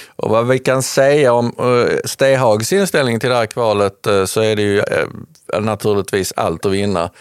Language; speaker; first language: Swedish; native; Swedish